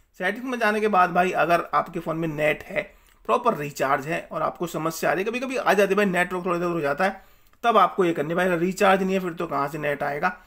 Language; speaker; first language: Hindi; native; Hindi